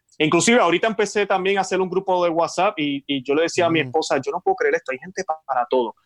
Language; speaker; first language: Spanish; native; Spanish